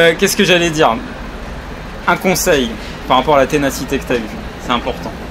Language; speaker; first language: French; native; French